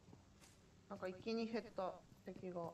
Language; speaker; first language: Japanese; native; Japanese